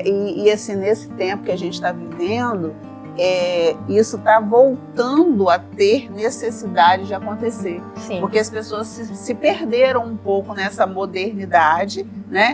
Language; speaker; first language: Portuguese; native; Portuguese